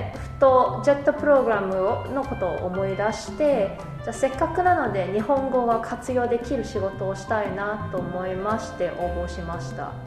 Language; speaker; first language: Japanese; non-native, fluent; English